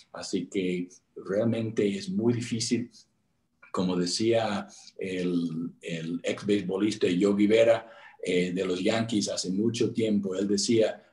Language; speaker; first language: Spanish; non-native, fluent; English